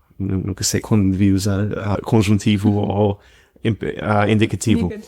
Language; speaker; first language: Portuguese; non-native, fluent; English